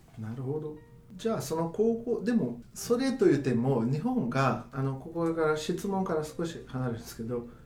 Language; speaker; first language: Japanese; non-native, fluent; Portuguese